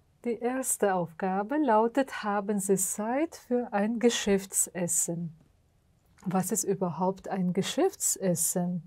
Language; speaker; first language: German; non-native, fluent; Uzbek